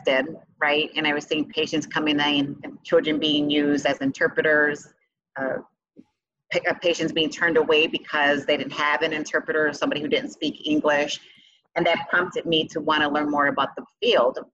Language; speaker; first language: English; early bilingual, other home language; Spanish